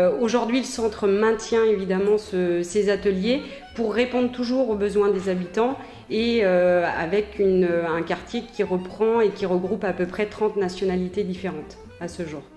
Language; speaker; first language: French; native; French